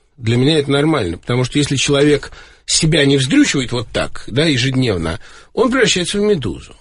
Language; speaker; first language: Russian; native; Russian